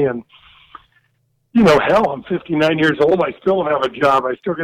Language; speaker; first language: English; native; English